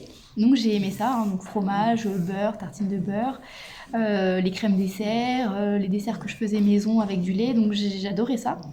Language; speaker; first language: French; native; French